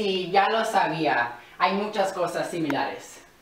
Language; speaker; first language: Spanish; non-native, learner; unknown